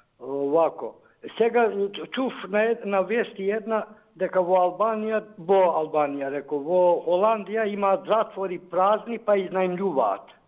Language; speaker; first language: Macedonian; non-native, local second language; Albanian